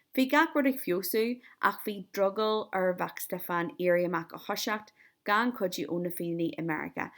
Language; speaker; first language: Irish; native; Irish